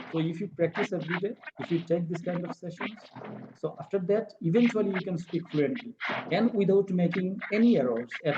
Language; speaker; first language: English; non-native, fluent; Bangla